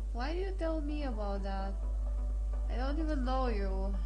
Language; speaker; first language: English; non-native, fluent; Romanian